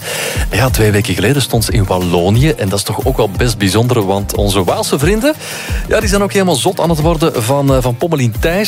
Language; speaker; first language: Dutch; native; Dutch